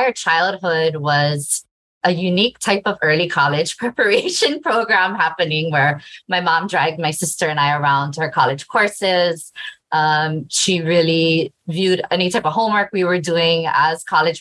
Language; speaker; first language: English; native; English